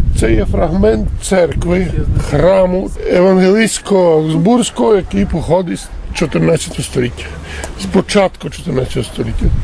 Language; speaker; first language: Ukrainian; early bilingual, heritage; Ukrainian